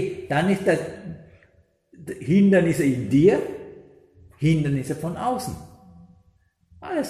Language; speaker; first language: German; non-native, learner; Sinhala